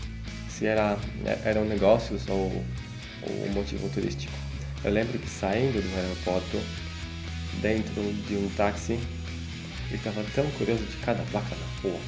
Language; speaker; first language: Portuguese; non-native, fluent; Polish